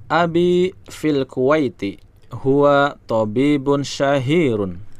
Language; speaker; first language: Arabic; non-native, learner; Indonesian